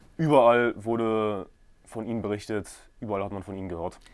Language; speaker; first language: German; native; German